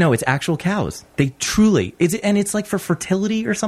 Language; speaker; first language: English; native; English